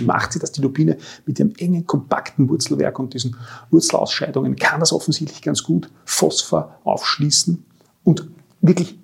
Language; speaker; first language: German; native; German